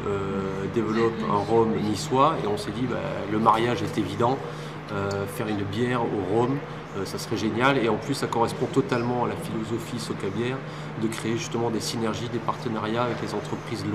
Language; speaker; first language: French; native; French